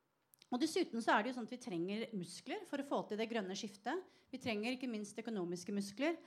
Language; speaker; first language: Norwegian; native; Norwegian